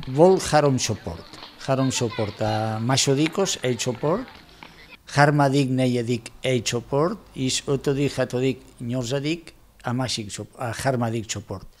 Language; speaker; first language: Hungarian; non-native, learner; Spanish